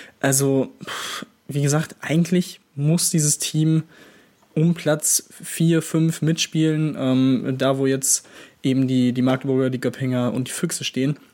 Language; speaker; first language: German; native; German